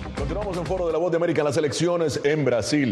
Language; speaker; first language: Spanish; native; Spanish